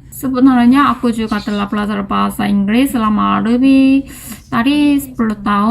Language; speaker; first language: Indonesian; non-native, learner; Korean